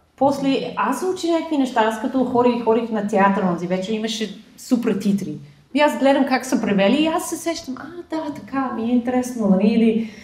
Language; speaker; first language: Bulgarian; non-native, fluent; English